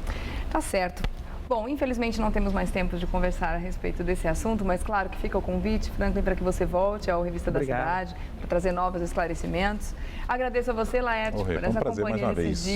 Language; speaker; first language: Portuguese; native; Portuguese